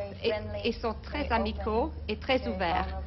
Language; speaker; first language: French; non-native, learner; English